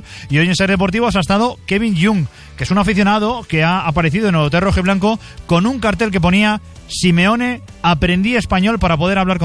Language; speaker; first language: Spanish; native; Spanish